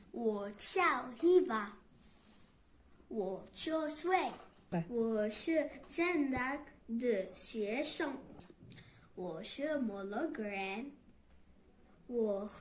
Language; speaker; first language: Chinese; non-native, learner; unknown